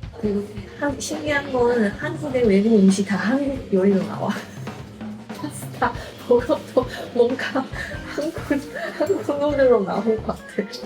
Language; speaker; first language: Korean; non-native, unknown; Chinese